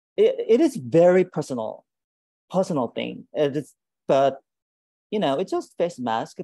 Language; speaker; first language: English; non-native, learner; Korean